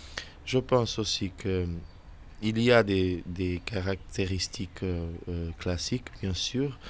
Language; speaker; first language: French; non-native, learner; Portuguese